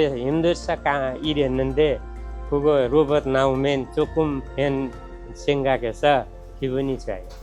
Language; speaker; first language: Korean; non-native, learner; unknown